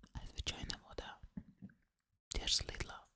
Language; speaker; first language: Slovak; non-native, learner; Russian